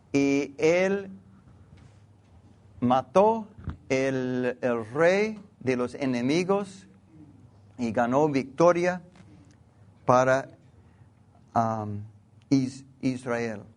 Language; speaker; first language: Spanish; non-native, learner; English